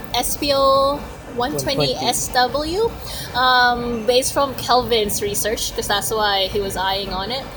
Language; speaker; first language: English; non-native, local second language; Filipino